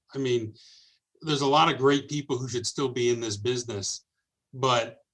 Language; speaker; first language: English; native; English